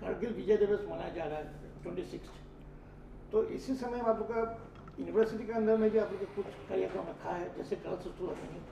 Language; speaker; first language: Hindi; non-native, local second language; Assamese